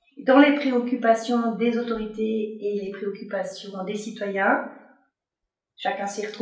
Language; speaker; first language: French; native; French